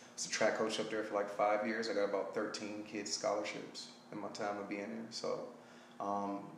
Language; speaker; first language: English; native; English